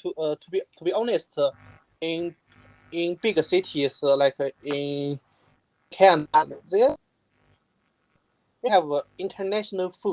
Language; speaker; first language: English; non-native, learner; Chinese